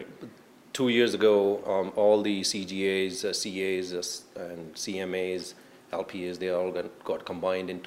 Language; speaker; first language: English; non-native, local second language; Punjabi